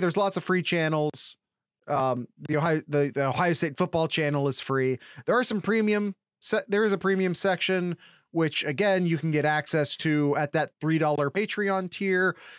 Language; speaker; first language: English; native; English